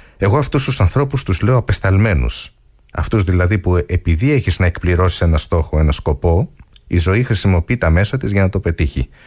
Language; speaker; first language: Greek; native; Greek